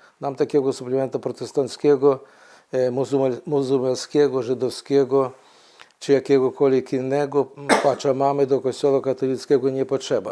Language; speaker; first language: Polish; non-native, fluent; Ukrainian